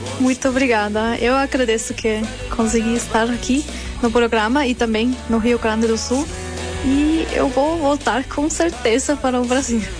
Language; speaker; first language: Portuguese; non-native, learner; German